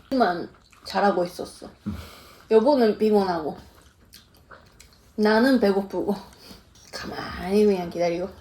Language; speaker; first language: Korean; non-native, fluent; Japanese